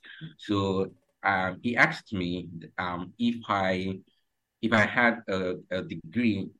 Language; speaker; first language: English; non-native, local second language; Ibibio